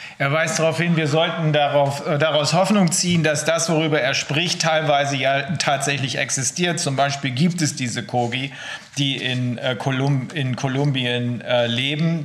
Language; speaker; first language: German; native; German